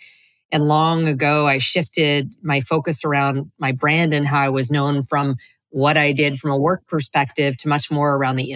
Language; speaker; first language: English; native; English